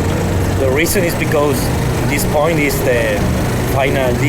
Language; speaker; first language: English; non-native, learner; Spanish